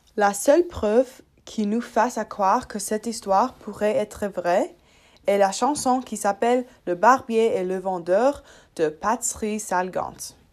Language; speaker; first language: French; non-native, learner; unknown